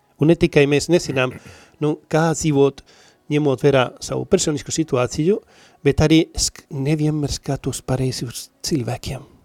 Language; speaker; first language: Latvian; non-native, learner; Spanish